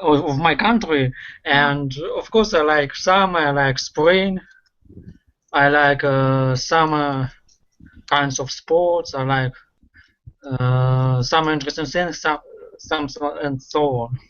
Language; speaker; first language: English; non-native, learner; Russian